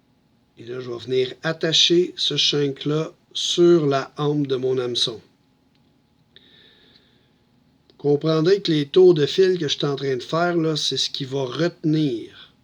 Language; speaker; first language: French; native; French